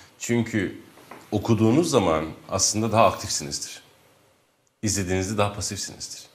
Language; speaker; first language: Turkish; non-native, local second language; Kurdish